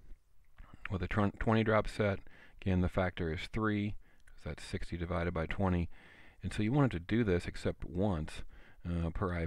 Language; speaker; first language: English; native; English